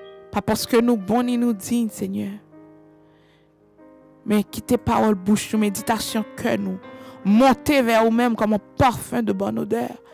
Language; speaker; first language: French; native; French